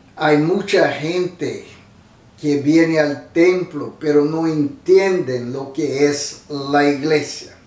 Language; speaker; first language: Spanish; non-native, fluent; Portuguese